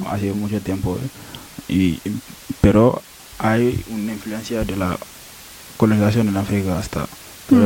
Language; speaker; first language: Spanish; non-native, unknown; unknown